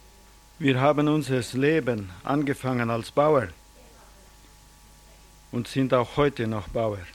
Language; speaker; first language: German; early bilingual, heritage; German